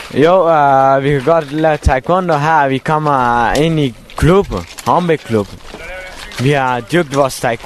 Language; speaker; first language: Danish; non-native, learner; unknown